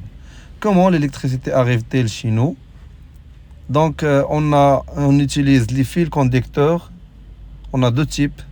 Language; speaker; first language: French; non-native, local second language; Arabic